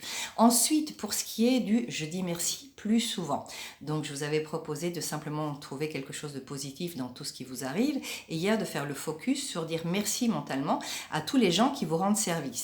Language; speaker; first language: French; native; French